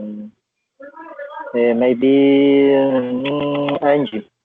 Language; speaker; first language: English; non-native, learner; Spanish